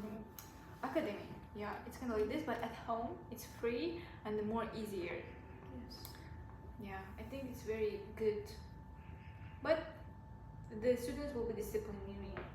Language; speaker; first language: English; non-native, learner; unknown